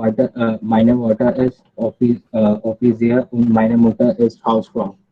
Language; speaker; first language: German; non-native, learner; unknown